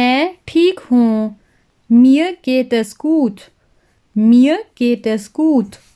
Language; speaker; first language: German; non-native, learner; Urdu